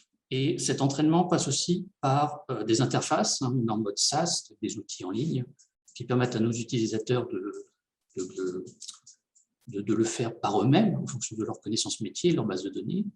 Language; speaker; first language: French; native; French